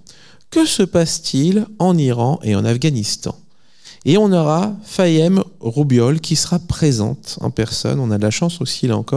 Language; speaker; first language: French; native; French